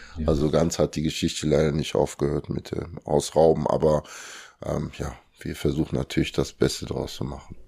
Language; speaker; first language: German; early bilingual, other home language; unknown